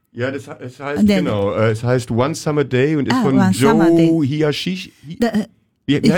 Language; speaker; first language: German; native; German